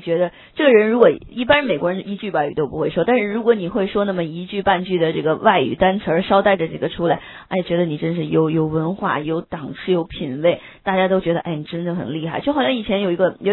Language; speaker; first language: Chinese; native; Chinese